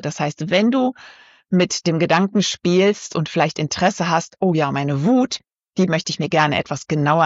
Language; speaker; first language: German; native; German